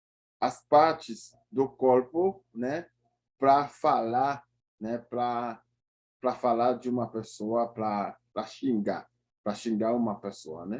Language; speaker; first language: Portuguese; non-native, fluent; Haitian Creole